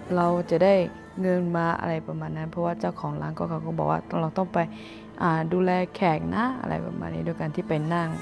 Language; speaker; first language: Thai; non-native, local second language; Akha